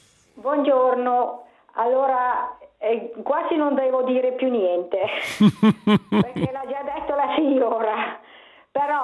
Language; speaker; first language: Italian; non-native, local second language; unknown